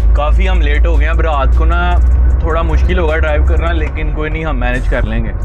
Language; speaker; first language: Urdu; non-native, local second language; Punjabi